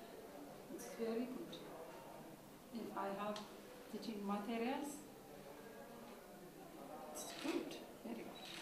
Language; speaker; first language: English; non-native, learner; Amharic